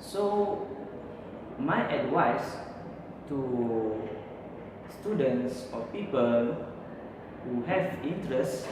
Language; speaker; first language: English; non-native, learner; Malay